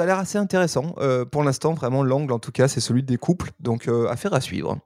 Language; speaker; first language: French; native; French